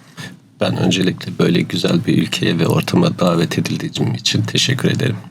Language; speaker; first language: Turkish; native; Turkish